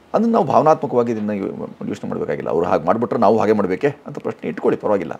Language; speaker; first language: Kannada; non-native, local second language; Hindi